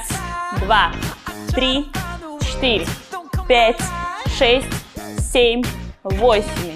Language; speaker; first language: Russian; native; Russian